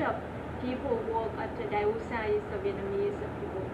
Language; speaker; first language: English; non-native, learner; Vietnamese